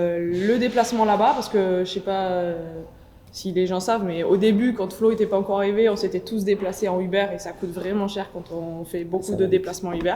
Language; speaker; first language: French; native; French